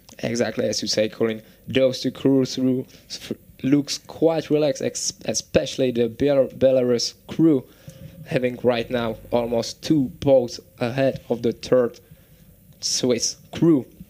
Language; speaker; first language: English; non-native, fluent; Czech